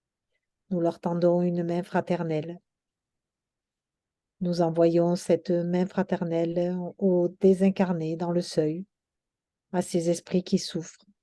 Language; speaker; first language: French; native; French